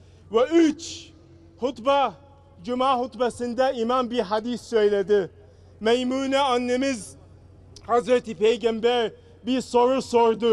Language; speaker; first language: Turkish; non-native, fluent; Arabic